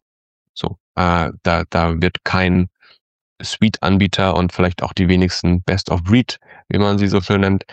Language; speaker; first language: German; native; German